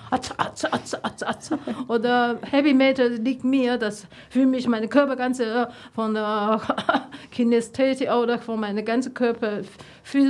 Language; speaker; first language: German; non-native, learner; Chinese